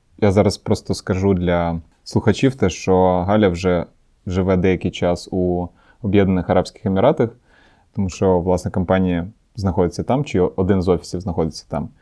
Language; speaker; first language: Ukrainian; non-native, local second language; Russian